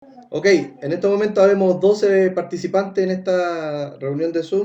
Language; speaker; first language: Spanish; native; Spanish